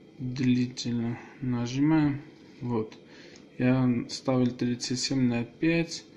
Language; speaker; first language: Russian; non-native, local second language; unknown